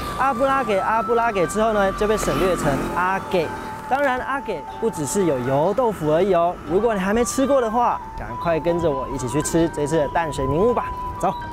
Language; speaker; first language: Chinese; native; Chinese